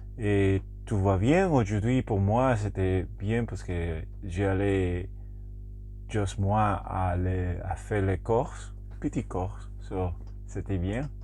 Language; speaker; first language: French; non-native, learner; Spanish